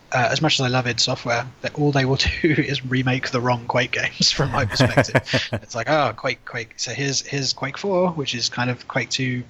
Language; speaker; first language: English; native; English